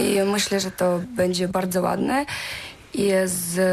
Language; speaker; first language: Polish; non-native, learner; Ukrainian